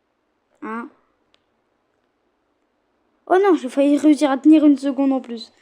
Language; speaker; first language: French; native; French